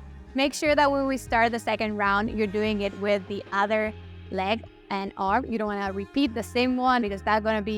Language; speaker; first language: English; non-native, fluent; Italian